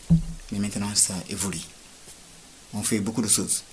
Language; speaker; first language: French; non-native, local second language; Wolof